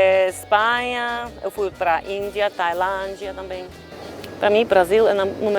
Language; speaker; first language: Portuguese; non-native, learner; Finnish